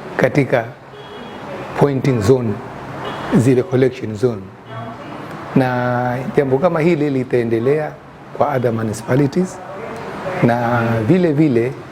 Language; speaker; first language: Swahili; native; Swahili